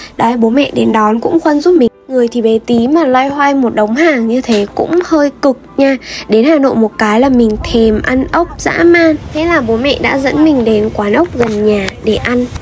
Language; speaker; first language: Vietnamese; native; Vietnamese